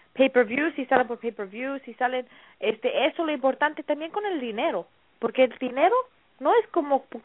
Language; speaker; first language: Spanish; early bilingual, heritage; Spanish